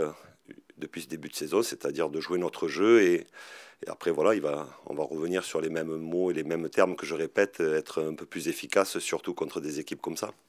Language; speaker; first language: French; native; French